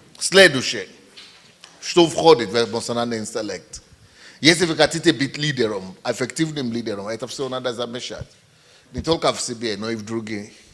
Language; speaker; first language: Russian; non-native, fluent; Yoruba